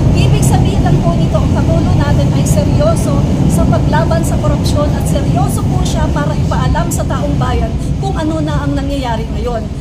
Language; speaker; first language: Filipino; non-native, local second language; Cebuano